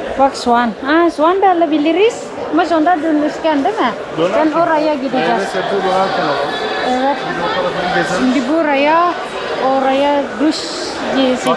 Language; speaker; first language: Turkish; non-native, learner; Indonesian